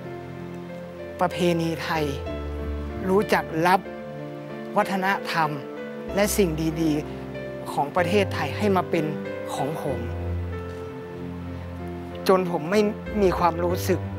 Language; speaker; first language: Thai; early bilingual, other home language; English